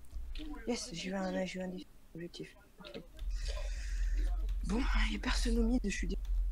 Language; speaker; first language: French; native; French